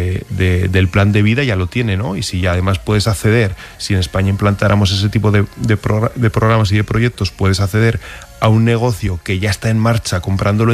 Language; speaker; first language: Spanish; native; Spanish